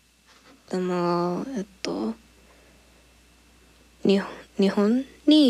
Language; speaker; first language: Japanese; non-native, learner; English